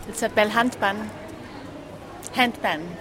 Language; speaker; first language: French; non-native, learner; Czech